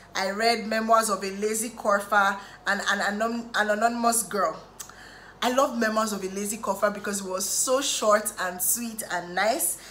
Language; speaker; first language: English; native; English